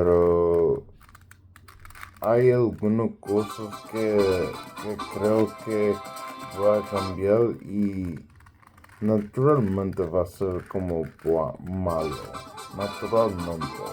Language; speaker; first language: Spanish; non-native, learner; English